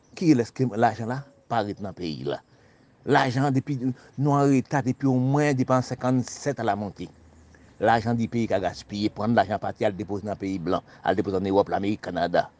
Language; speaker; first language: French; non-native, local second language; Haitian Creole